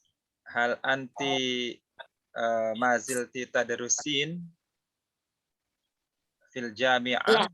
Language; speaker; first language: Arabic; non-native, fluent; Indonesian